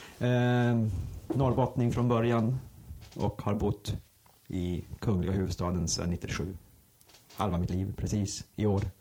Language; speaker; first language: Swedish; native; Swedish